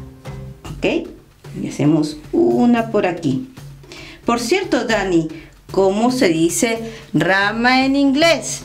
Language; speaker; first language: Spanish; native; Spanish